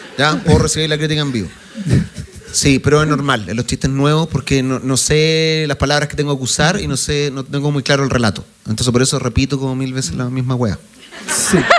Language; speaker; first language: Spanish; native; Spanish